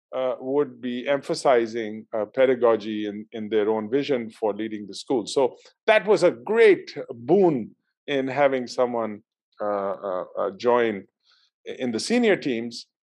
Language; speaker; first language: English; non-native, local second language; Urdu